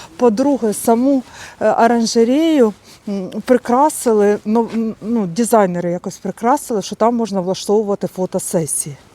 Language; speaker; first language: Ukrainian; native; Ukrainian